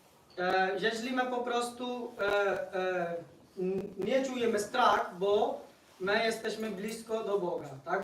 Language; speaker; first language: Polish; non-native, learner; Hindi